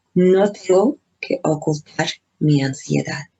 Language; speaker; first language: Spanish; non-native, learner; English